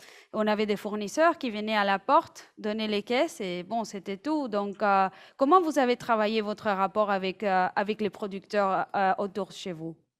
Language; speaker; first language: French; non-native, fluent; Spanish